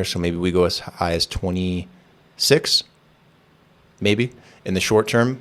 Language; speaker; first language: English; native; English